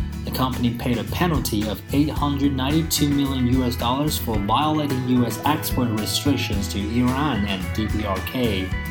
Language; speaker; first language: English; non-native, fluent; Chinese